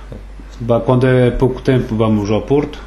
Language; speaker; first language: Portuguese; early bilingual, other home language; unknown